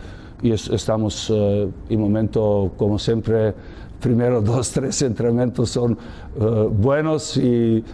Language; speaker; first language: Spanish; non-native, learner; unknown